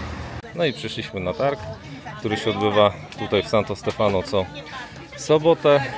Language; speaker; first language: Polish; native; Polish